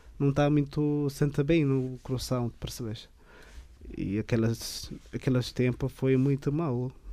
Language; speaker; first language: Portuguese; non-native, learner; Tigrinya